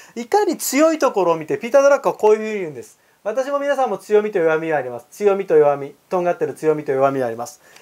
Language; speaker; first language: Japanese; native; Japanese